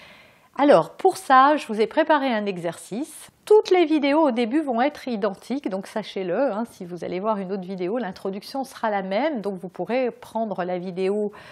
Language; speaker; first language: French; native; French